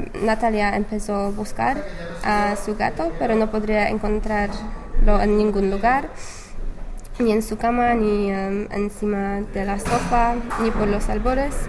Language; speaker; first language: Spanish; non-native, fluent; English